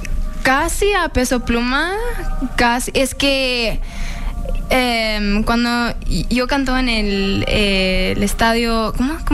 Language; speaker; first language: Spanish; early bilingual, heritage; English